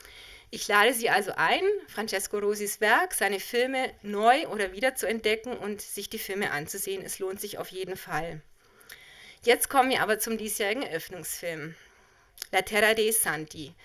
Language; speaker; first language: German; native; German